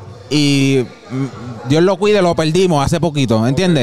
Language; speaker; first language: Spanish; early bilingual, heritage; Spanish